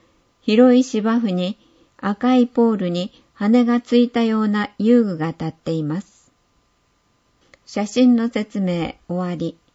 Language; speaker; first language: Japanese; native; Japanese